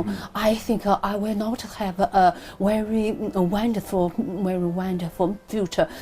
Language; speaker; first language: English; non-native, learner; Chinese